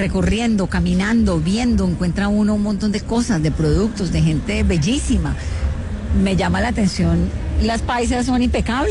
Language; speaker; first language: Spanish; native; Spanish